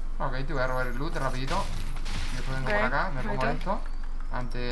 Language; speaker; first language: Spanish; native; Spanish